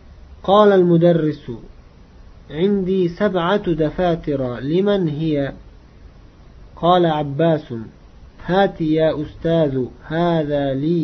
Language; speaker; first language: Arabic; non-native, fluent; Uzbek